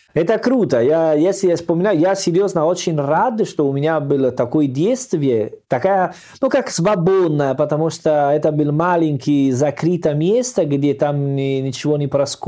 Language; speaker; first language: Russian; non-native, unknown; Italian